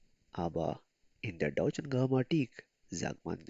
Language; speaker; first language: German; non-native, learner; Urdu